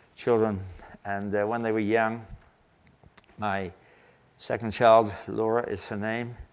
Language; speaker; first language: English; native; English